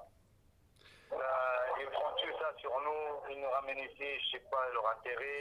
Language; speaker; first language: French; non-native, local second language; Arabic